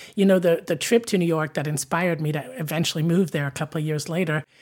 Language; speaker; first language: English; non-native, fluent; Danish